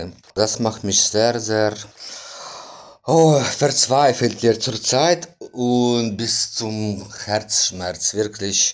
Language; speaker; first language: German; non-native, fluent; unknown